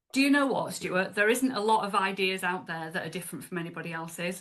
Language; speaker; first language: English; native; English